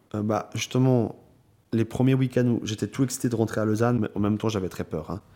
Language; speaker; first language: French; native; French